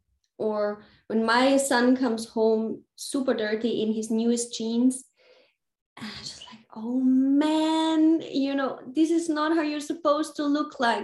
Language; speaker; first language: English; non-native, fluent; German